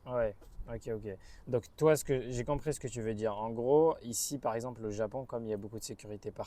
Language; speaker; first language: French; native; French